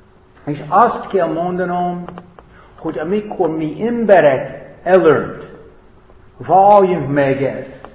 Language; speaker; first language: Hungarian; non-native, fluent; English